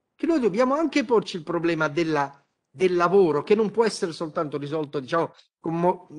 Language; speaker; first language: Italian; native; Italian